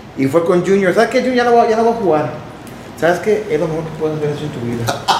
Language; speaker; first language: Spanish; early bilingual, heritage; Spanish